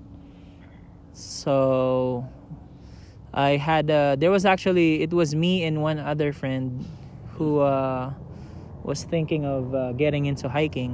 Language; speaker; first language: English; non-native, local second language; Filipino